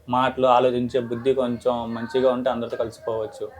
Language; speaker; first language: Telugu; native; Telugu